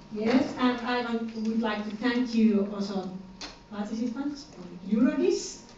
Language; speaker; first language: English; non-native, fluent; Finnish